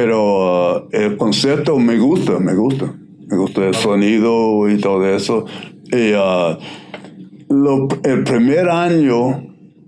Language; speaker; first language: Spanish; non-native, learner; English